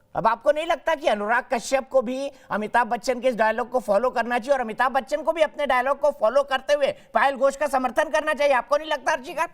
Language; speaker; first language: Hindi; native; Hindi